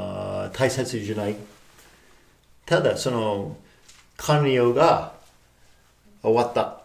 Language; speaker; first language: Japanese; non-native, fluent; English